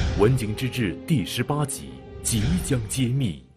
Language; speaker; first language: Chinese; native; Chinese